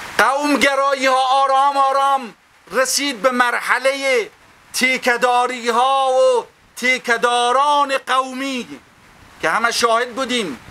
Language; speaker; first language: Persian; native; Persian